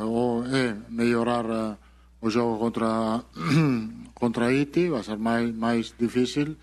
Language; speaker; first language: Portuguese; non-native, fluent; Spanish